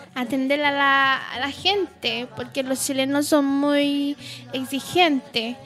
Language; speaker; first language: Spanish; non-native, learner; Haitian Creole